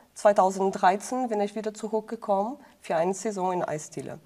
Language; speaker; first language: German; non-native, fluent; Portuguese